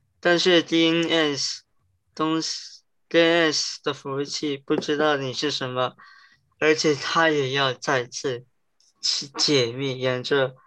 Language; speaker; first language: Chinese; early bilingual, heritage; Chinese